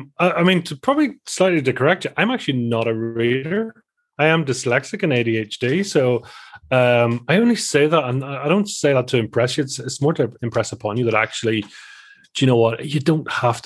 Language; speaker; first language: English; native; English